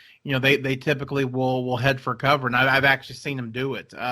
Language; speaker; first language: English; native; English